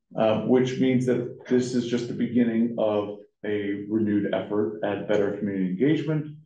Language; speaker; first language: English; native; English